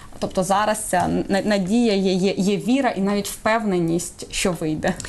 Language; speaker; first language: Ukrainian; native; Ukrainian